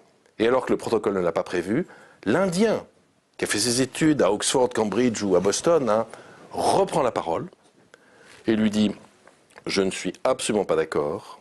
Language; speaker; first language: French; native; French